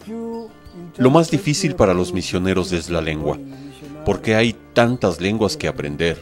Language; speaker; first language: Spanish; non-native, fluent; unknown